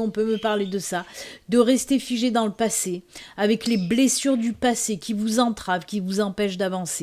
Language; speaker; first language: French; native; French